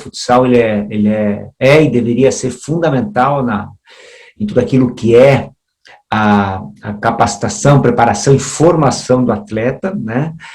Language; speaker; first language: Portuguese; early bilingual, other home language; Spanish